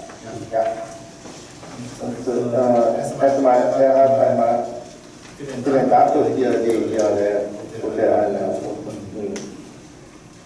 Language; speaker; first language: German; non-native, learner; Korean